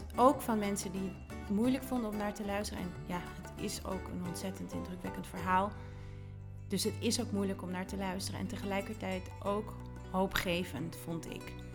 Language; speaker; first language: Dutch; native; Dutch